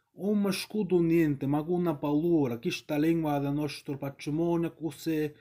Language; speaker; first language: Italian; non-native, learner; English